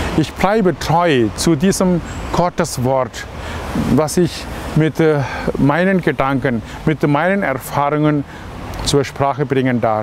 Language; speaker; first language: German; non-native, fluent; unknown